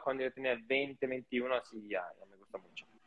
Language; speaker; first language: Spanish; non-native, fluent; Italian